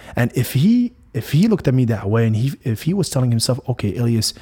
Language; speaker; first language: English; non-native, fluent; Arabic